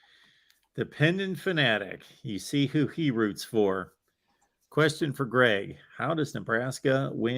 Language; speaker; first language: English; native; English